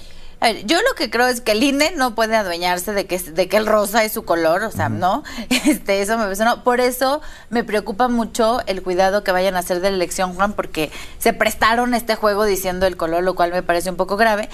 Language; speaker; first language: Spanish; native; Spanish